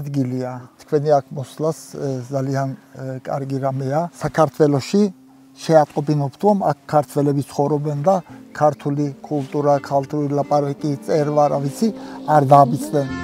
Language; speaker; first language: Georgian; early bilingual, heritage; Georgian